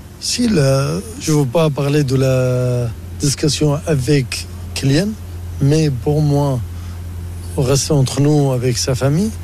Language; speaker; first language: French; non-native, learner; Arabic